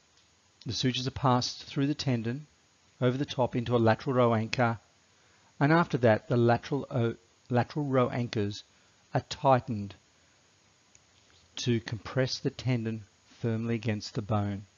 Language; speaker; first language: English; native; English